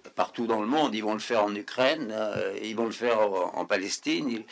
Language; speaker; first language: French; native; French